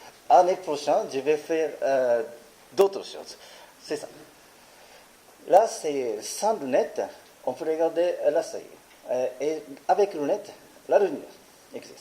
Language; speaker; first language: French; non-native, learner; Japanese